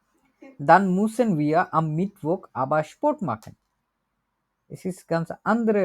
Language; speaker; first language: German; non-native, learner; Bangla